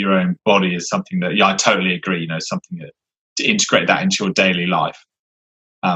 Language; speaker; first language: English; native; English